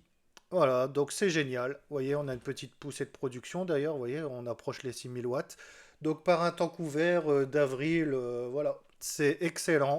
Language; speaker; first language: French; native; French